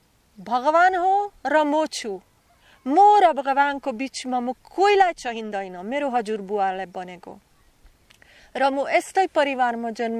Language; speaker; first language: Nepali; non-native, learner; Slovak